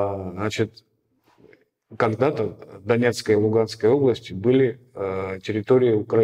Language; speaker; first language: Russian; native; Russian